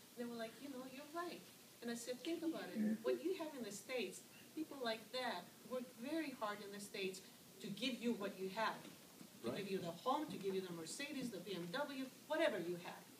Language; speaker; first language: English; early bilingual, other home language; Greek